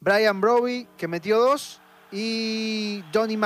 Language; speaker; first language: Spanish; native; Spanish